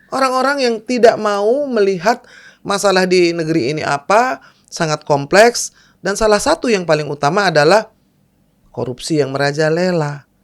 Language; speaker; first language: Indonesian; native; Indonesian